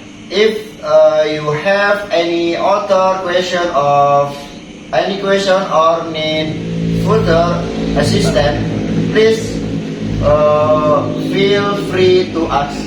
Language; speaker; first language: English; non-native, learner; Indonesian